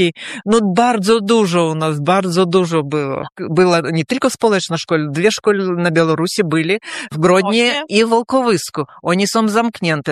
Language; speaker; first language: Polish; early bilingual, heritage; Polish